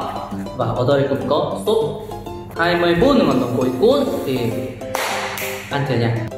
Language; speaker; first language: Vietnamese; non-native, learner; Korean